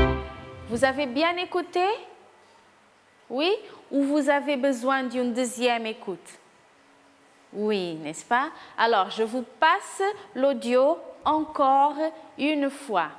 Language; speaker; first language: French; non-native, fluent; Portuguese